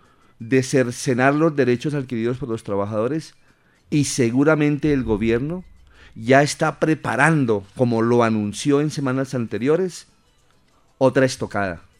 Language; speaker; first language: Spanish; native; Spanish